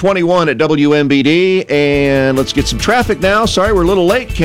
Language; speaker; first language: English; native; English